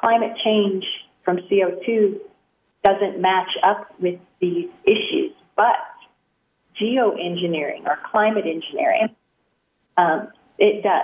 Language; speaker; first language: English; native; English